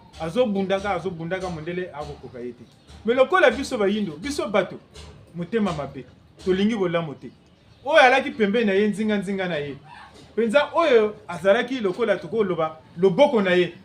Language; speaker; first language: Lingala; non-native, local second language; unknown